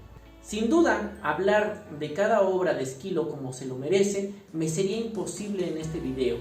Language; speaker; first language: Spanish; native; Spanish